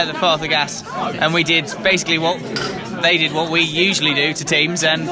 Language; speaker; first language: English; native; English